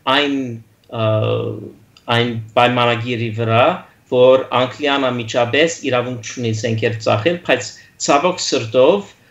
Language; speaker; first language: Armenian; early bilingual, heritage; Armenian